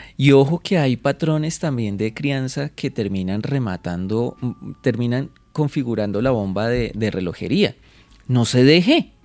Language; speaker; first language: Spanish; native; Spanish